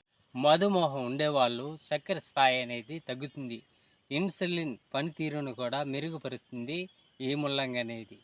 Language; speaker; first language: Telugu; native; Telugu